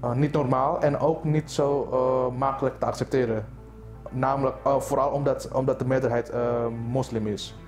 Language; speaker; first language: Dutch; non-native, fluent; Indonesian